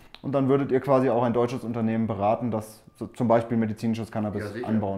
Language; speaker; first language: German; native; German